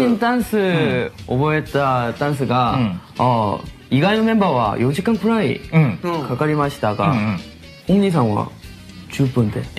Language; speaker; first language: Japanese; non-native, learner; Korean